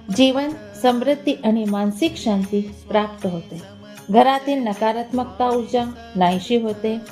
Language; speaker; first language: Marathi; non-native, local second language; Hindi